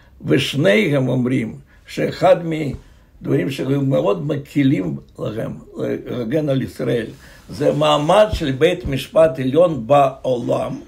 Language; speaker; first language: Hebrew; non-native, fluent; Russian